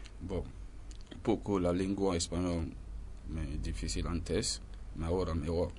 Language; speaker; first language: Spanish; non-native, learner; French